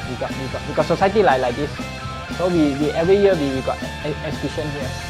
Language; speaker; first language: English; non-native, local second language; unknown